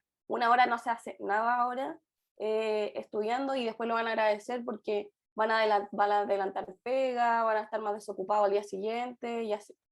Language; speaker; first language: Spanish; native; Spanish